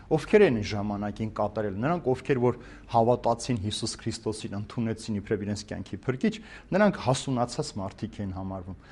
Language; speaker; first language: Armenian; native; Armenian